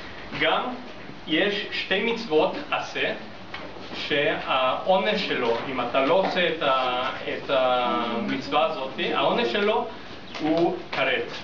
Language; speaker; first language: Hebrew; non-native, fluent; English